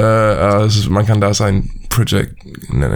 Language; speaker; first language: German; non-native, learner; Swedish